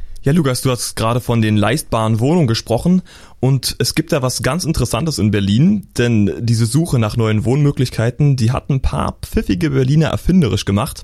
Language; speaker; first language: German; native; German